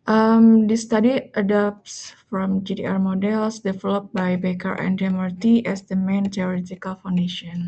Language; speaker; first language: English; non-native, learner; Indonesian